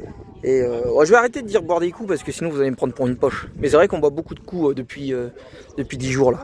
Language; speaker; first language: French; native; French